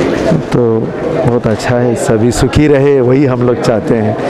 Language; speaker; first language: Hindi; non-native, local second language; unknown